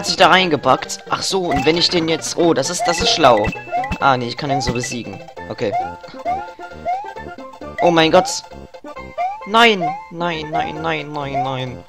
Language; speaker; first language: German; native; German